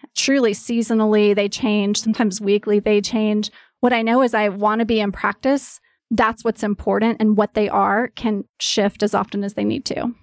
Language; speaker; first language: English; native; English